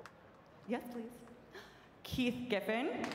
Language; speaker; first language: English; native; English